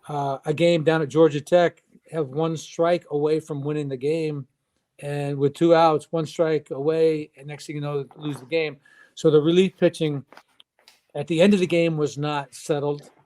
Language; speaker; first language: English; native; English